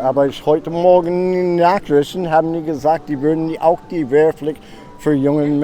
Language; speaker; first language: German; non-native, learner; English